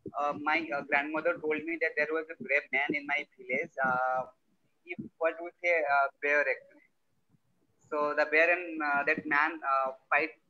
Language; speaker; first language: English; non-native, local second language; Odia